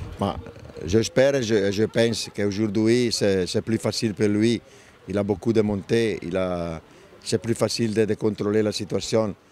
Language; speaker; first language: French; non-native, learner; Italian